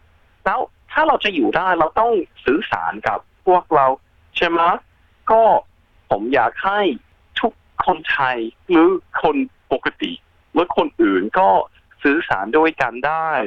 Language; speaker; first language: Thai; early bilingual, heritage; Thai